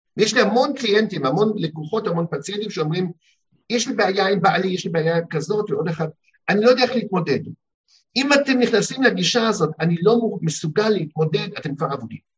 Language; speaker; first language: Hebrew; early bilingual, heritage; Hebrew